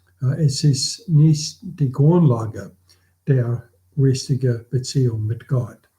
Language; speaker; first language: German; non-native, fluent; English